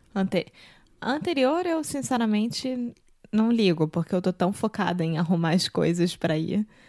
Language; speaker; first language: Portuguese; native; Portuguese